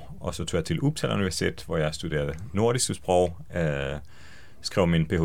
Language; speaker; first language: Danish; non-native, fluent; Hebrew